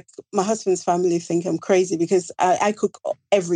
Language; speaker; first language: English; non-native, local second language; Krio